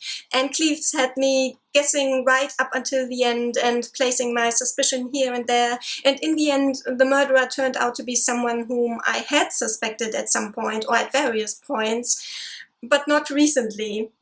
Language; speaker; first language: English; non-native, fluent; German